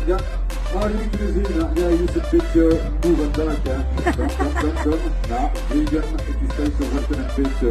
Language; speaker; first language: Dutch; non-native, local second language; French